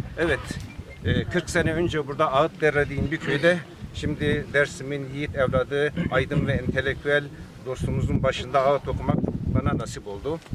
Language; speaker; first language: Turkish; non-native, local second language; Zaza